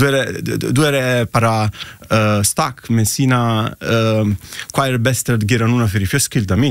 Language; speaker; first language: Icelandic; non-native, learner; Italian